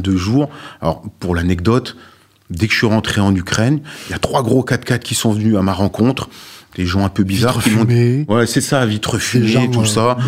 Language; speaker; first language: French; native; French